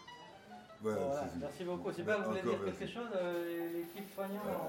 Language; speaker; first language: French; native; French